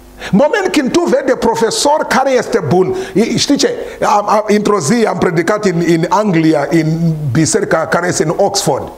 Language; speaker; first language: Romanian; non-native, learner; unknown